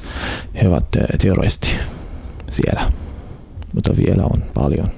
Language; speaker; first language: Finnish; non-native, learner; Arabic